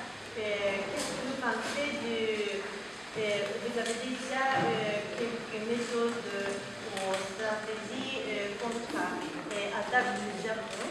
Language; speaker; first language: French; non-native, learner; Japanese